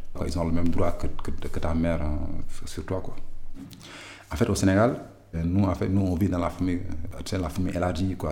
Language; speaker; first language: French; non-native, local second language; Wolof